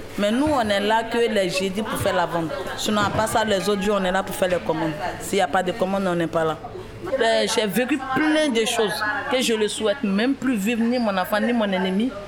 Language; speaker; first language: French; non-native, local second language; Bambara